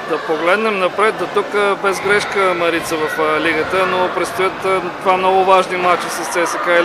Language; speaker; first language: Bulgarian; native; Bulgarian